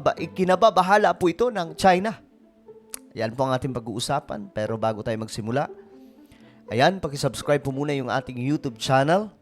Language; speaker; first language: Filipino; native; Filipino